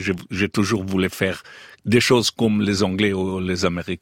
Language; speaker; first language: French; non-native, fluent; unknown